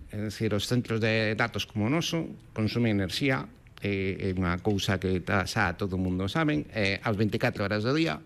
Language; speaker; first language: Galician; non-native, local second language; Spanish